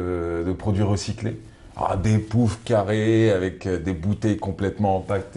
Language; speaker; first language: French; non-native, local second language; Arabic